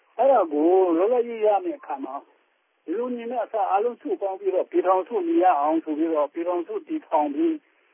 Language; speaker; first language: Burmese; non-native, local second language; Tedim Chin